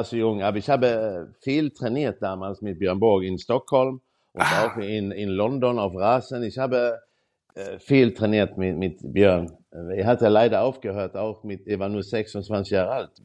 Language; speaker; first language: German; non-native, learner; Swedish